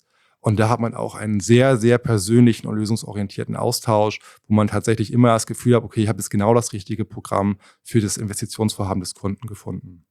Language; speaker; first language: German; native; German